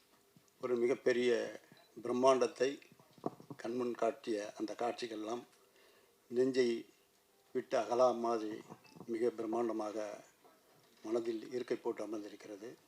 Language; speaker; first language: Tamil; native; Tamil